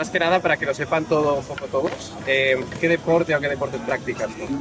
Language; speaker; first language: Spanish; native; Spanish